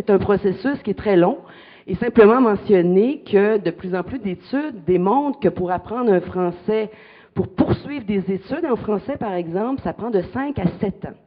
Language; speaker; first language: French; native; French